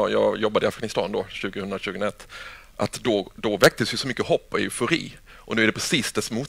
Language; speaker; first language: Swedish; native; Swedish